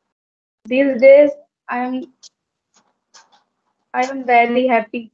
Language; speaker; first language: English; non-native, learner; Hindi